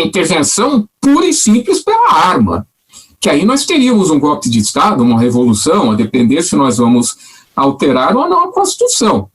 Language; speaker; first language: Portuguese; native; Portuguese